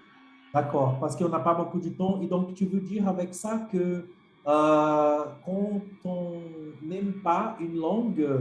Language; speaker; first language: French; non-native, fluent; Portuguese